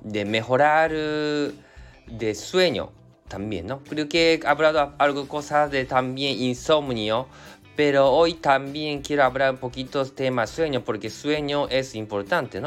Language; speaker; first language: Spanish; non-native, learner; Japanese